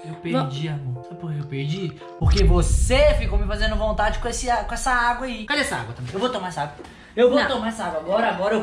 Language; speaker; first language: Portuguese; native; Portuguese